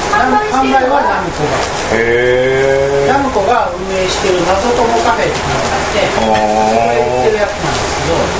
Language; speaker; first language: Japanese; native; Japanese